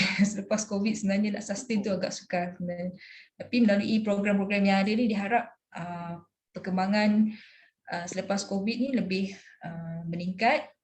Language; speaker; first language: Malay; native; Malay